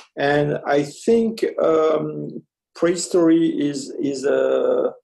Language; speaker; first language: English; early bilingual, other home language; French